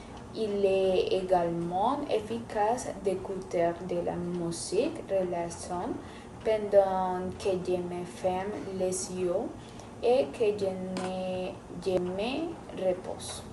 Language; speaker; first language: French; non-native, fluent; Spanish